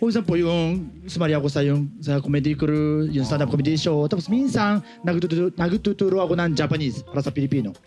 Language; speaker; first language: Filipino; non-native, learner; Japanese